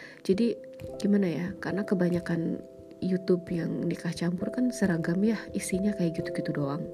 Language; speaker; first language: Indonesian; native; Indonesian